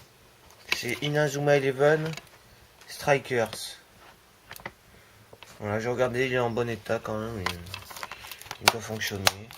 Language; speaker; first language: French; native; French